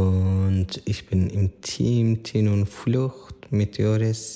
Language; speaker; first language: German; non-native, learner; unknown